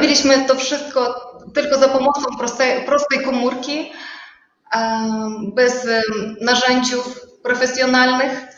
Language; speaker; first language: Polish; non-native, learner; Ukrainian